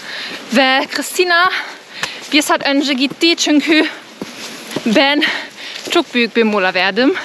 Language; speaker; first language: Turkish; non-native, learner; German